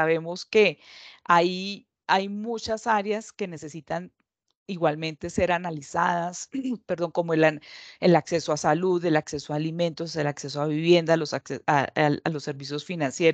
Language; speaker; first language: Spanish; native; Spanish